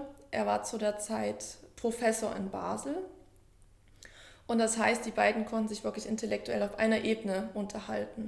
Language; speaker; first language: German; native; German